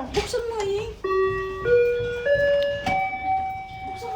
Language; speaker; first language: Filipino; native; Filipino